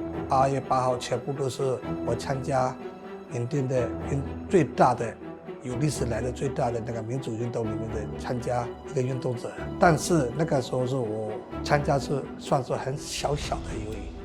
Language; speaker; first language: Chinese; non-native, fluent; Burmese